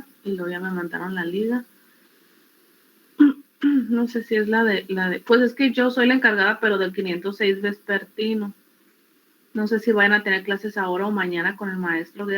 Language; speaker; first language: Spanish; native; Spanish